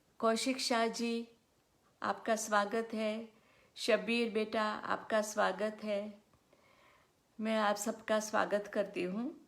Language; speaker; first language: Hindi; non-native, local second language; Gujarati